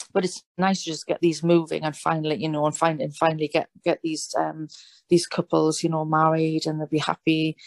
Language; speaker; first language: English; native; English